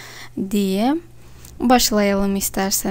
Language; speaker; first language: Turkish; non-native, fluent; Russian